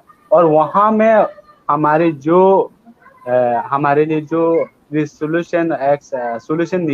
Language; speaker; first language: Hindi; non-native, learner; Rohingya